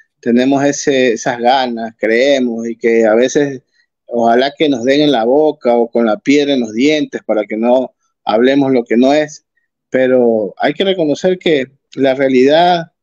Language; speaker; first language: Spanish; native; Spanish